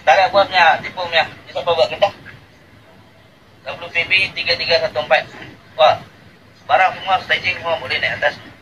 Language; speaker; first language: Malay; native; Malay